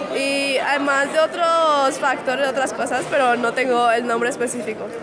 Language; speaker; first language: Spanish; native; Spanish